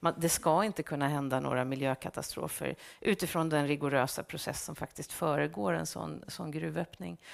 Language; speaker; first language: Swedish; native; Swedish